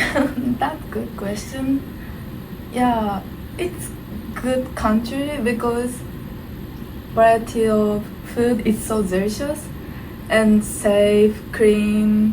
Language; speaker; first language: English; non-native, learner; Japanese